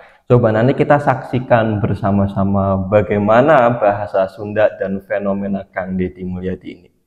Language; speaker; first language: Indonesian; native; Indonesian